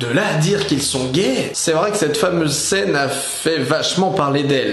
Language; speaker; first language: French; native; French